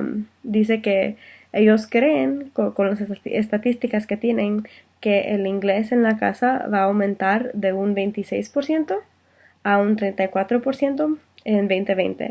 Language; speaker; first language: Spanish; early bilingual, heritage; Spanish